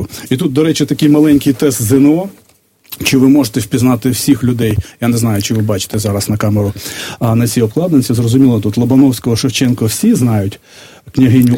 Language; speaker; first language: Ukrainian; native; Ukrainian